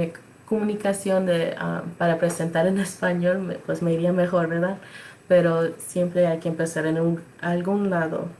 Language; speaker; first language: Spanish; early bilingual, other home language; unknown